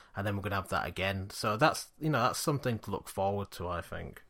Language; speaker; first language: English; native; English